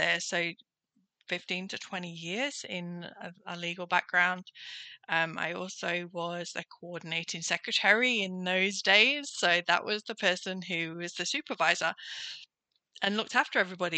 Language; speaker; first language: English; native; English